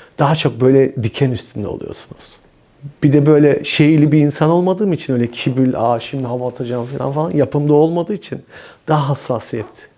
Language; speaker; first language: Turkish; early bilingual, heritage; Turkish